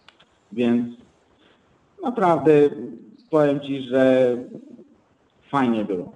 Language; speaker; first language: Polish; non-native, fluent; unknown